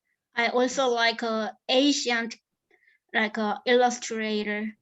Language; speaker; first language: English; non-native, fluent; Korean